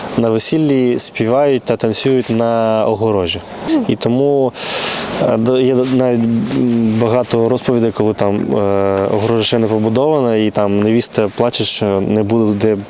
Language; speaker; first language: Ukrainian; non-native, local second language; Bulgarian